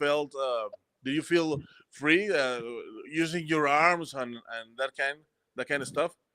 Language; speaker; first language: English; non-native, fluent; Spanish